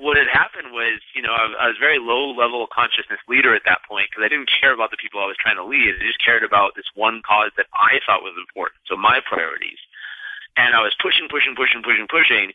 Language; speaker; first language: English; native; English